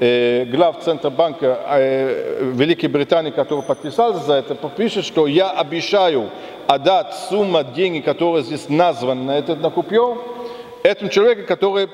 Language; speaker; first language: Russian; non-native, fluent; German